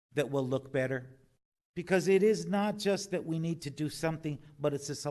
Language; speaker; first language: English; native; English